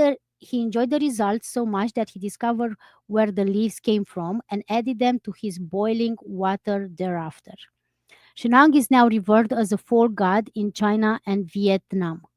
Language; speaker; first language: English; non-native, fluent; Romanian